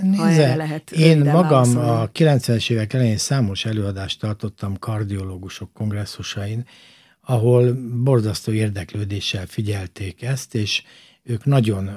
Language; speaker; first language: Hungarian; native; Hungarian